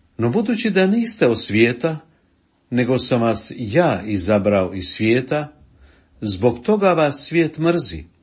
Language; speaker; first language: Croatian; native; Croatian